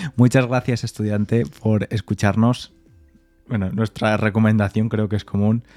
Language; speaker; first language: Spanish; native; Spanish